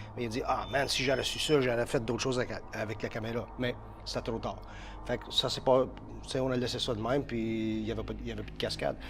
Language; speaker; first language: French; early bilingual, heritage; French